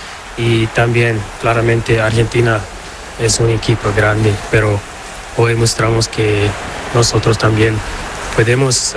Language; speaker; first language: Spanish; non-native, learner; Portuguese